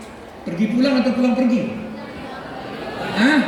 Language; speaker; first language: Indonesian; non-native, local second language; Sasak